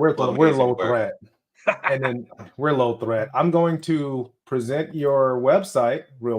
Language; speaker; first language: English; native; English